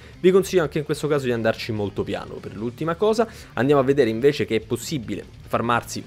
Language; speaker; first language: Italian; native; Italian